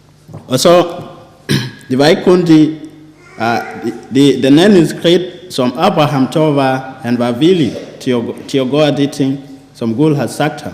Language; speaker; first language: Danish; non-native, fluent; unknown